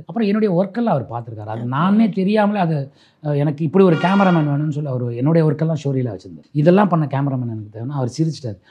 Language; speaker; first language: Tamil; native; Tamil